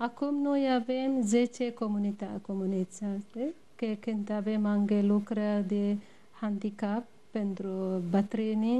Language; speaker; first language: Romanian; non-native, learner; Tamil